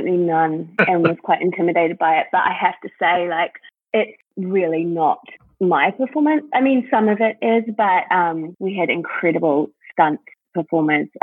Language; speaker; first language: English; native; English